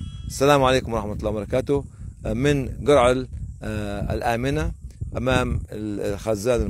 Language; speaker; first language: Arabic; native; Arabic